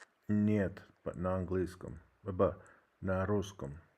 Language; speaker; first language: Russian; non-native, learner; English